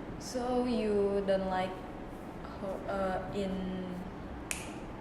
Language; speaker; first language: English; non-native, learner; Indonesian